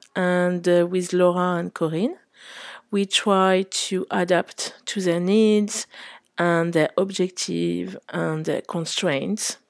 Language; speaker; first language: English; non-native, fluent; French